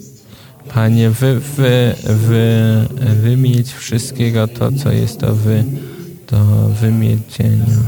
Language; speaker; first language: Polish; non-native, fluent; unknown